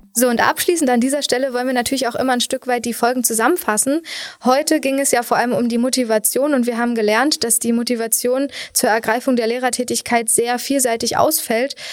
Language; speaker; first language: German; native; German